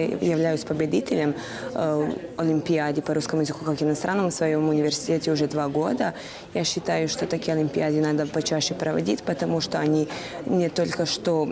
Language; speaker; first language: Russian; non-native, fluent; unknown